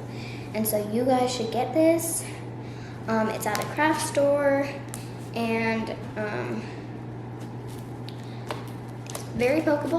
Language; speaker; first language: English; native; English